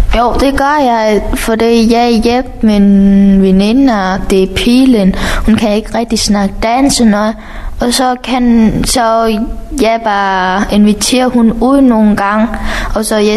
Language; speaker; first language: Danish; non-native, fluent; Vietnamese